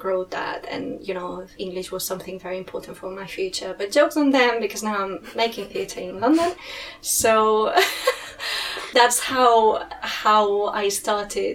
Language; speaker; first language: English; non-native, fluent; Spanish